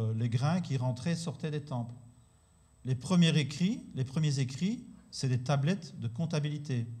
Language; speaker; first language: French; native; French